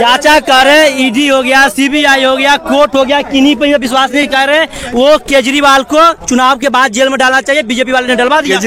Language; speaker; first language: Hindi; native; Hindi